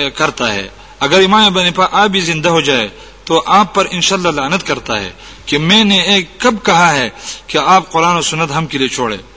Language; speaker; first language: Urdu; non-native, local second language; Pashto